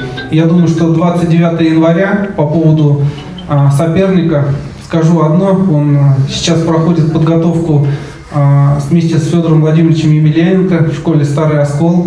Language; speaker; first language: Russian; native; Russian